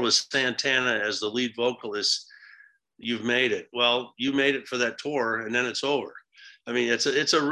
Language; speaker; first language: English; native; English